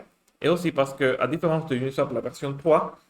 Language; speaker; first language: French; non-native, fluent; Spanish